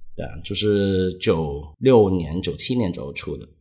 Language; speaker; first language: Chinese; non-native, local second language; Cantonese